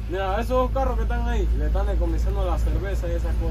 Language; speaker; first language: Spanish; native; Spanish